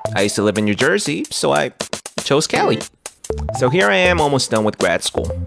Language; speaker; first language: English; non-native, fluent; Korean